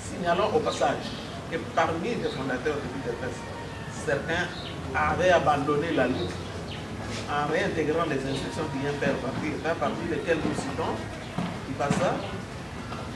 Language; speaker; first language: French; non-native, local second language; Lingala